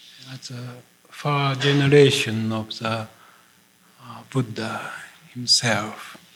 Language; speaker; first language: English; non-native, fluent; Japanese